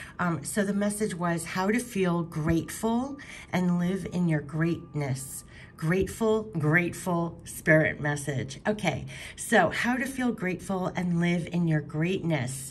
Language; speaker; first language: English; native; English